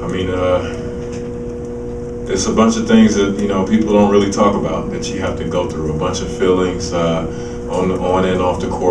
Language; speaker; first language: English; native; English